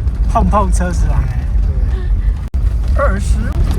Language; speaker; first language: Chinese; native; Chinese